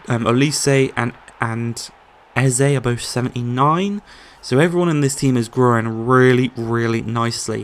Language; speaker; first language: English; native; English